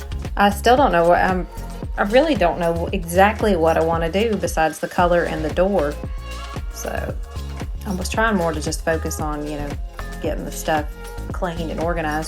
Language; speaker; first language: English; native; English